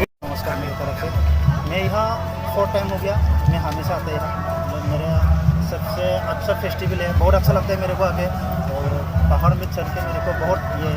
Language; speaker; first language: Hindi; non-native, local second language; Bodo